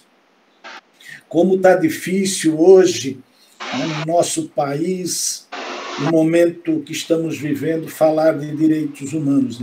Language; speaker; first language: Portuguese; native; Portuguese